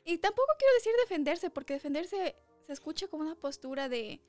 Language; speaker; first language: Spanish; early bilingual, other home language; English